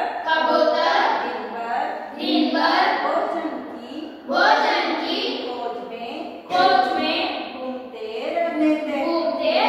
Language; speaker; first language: Hindi; non-native, local second language; Kannada